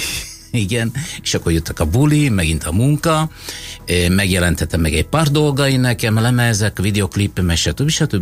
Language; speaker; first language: Hungarian; non-native, fluent; Italian